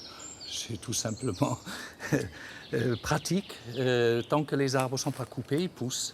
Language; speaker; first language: French; native; French